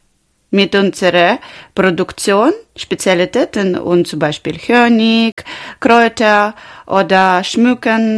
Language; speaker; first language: German; non-native, learner; Ukrainian